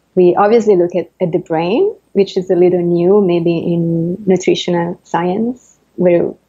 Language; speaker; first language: English; non-native, fluent; Italian